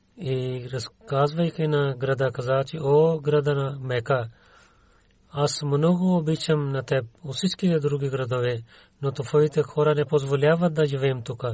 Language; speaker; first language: Bulgarian; non-native, learner; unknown